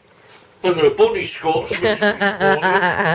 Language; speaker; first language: English; native; English